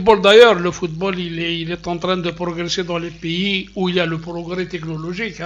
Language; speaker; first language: French; non-native, local second language; Kabyle